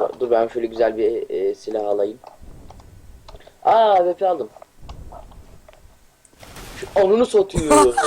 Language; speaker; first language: Turkish; native; Turkish